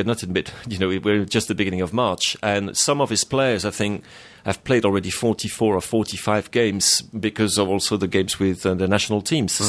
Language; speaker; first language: English; non-native, fluent; French